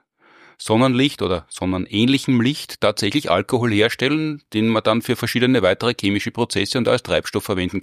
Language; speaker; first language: German; native; German